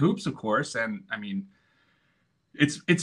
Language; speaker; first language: English; native; English